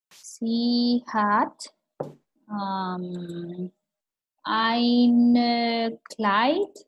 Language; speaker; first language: German; non-native, learner; Spanish